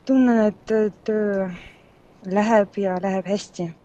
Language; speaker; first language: Estonian; non-native, local second language; Russian